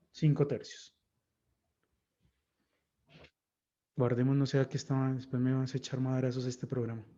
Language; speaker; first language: Spanish; native; Spanish